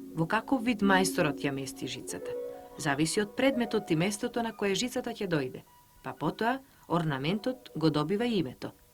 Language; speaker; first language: Macedonian; native; Macedonian